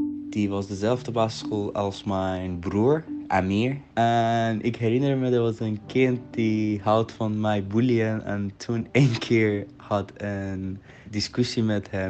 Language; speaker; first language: Dutch; non-native, fluent; Persian